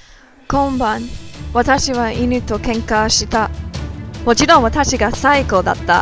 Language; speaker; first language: Japanese; non-native, learner; English